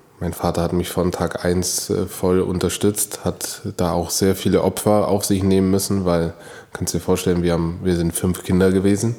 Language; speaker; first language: German; native; German